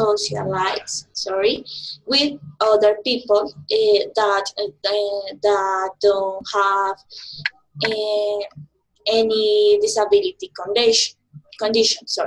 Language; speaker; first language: English; non-native, learner; Spanish